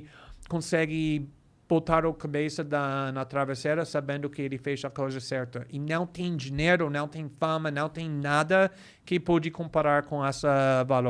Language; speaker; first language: Portuguese; non-native, fluent; English